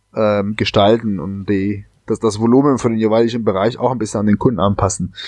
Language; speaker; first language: German; non-native, fluent; Spanish